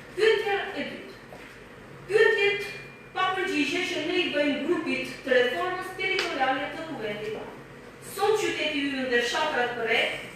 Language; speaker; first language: Albanian; native; Albanian